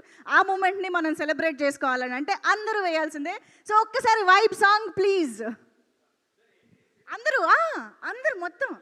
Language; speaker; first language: Telugu; native; Telugu